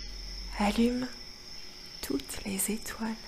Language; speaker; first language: French; native; French